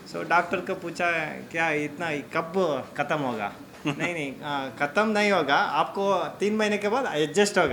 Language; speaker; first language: Hindi; non-native, local second language; Kannada